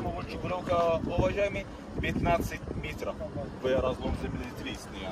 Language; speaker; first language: Russian; non-native, learner; Arabic